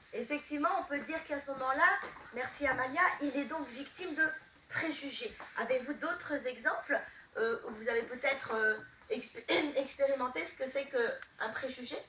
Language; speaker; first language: French; native; French